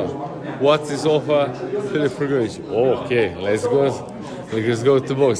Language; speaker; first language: English; non-native, learner; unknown